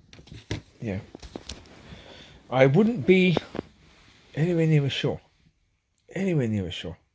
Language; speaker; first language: English; native; English